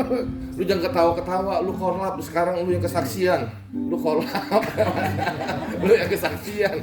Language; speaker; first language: Indonesian; native; Indonesian